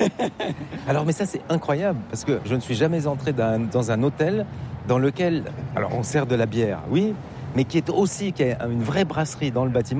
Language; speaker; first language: French; native; French